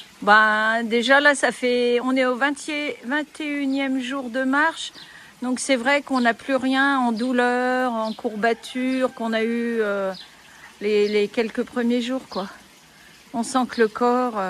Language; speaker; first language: French; native; French